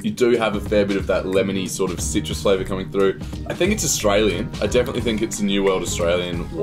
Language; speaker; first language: English; native; English